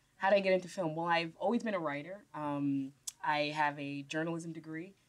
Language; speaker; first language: English; native; English